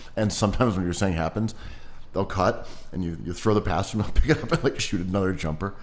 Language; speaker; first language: English; native; English